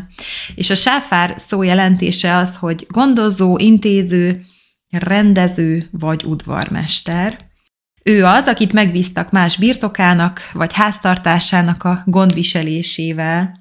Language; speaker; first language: Hungarian; native; Hungarian